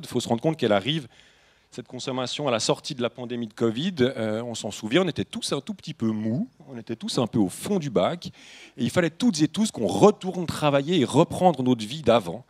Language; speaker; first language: French; native; French